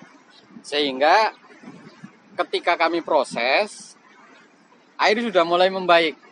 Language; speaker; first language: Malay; non-native, local second language; Javanese